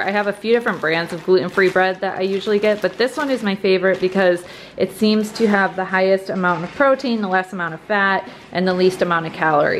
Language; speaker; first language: English; native; English